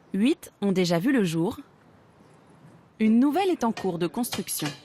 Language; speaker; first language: French; native; French